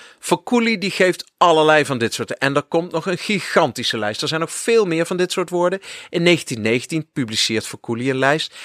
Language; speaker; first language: Dutch; native; Dutch